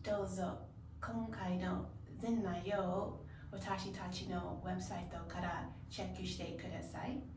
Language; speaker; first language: Japanese; non-native, learner; English